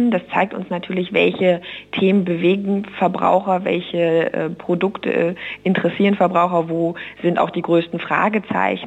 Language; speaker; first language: German; native; German